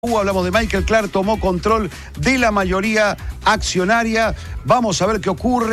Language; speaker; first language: Spanish; native; Spanish